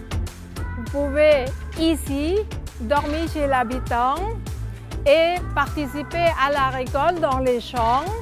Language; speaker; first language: French; non-native, fluent; Thai